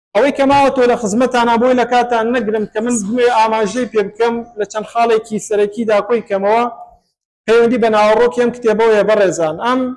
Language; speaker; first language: Central Kurdish; native; Central Kurdish